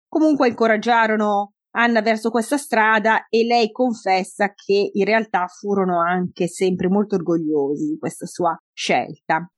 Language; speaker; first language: Italian; native; Italian